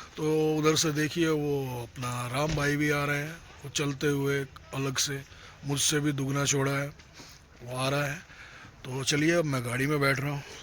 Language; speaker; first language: Hindi; native; Hindi